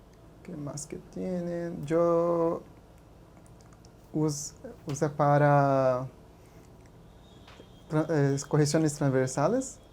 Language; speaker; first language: Spanish; non-native, learner; Portuguese